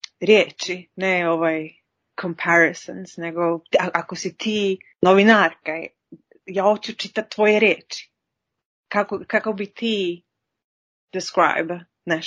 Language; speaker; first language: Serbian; early bilingual, heritage; Serbian